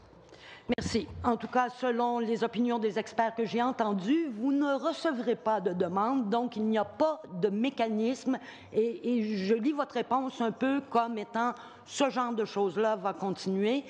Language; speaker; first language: French; native; French